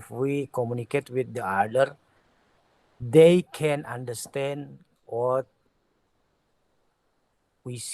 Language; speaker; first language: English; non-native, learner; Indonesian